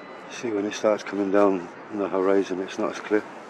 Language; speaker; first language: English; early bilingual, other home language; Spanish